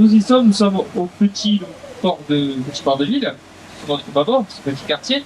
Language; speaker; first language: French; native; French